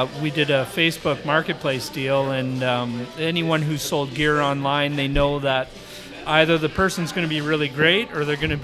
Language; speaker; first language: English; native; English